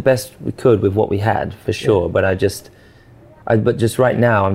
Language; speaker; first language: English; native; English